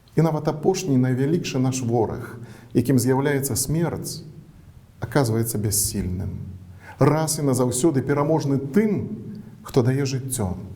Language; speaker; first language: Belarusian; native; Belarusian